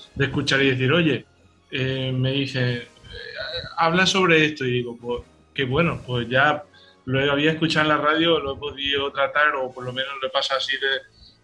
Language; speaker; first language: Spanish; native; Spanish